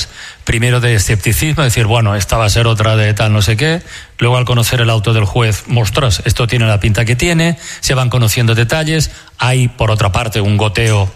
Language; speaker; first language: Spanish; native; Spanish